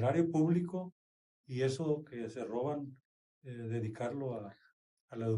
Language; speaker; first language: Spanish; native; Spanish